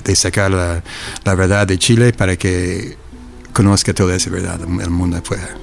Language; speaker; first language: Spanish; non-native, fluent; English